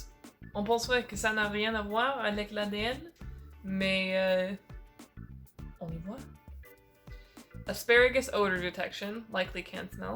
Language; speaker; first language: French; non-native, fluent; English